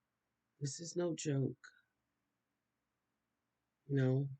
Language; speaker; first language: English; native; English